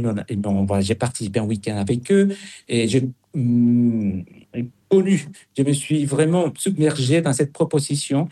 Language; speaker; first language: French; non-native, fluent; Spanish